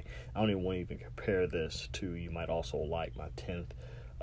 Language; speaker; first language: English; native; English